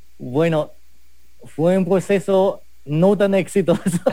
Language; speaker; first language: Spanish; non-native, fluent; German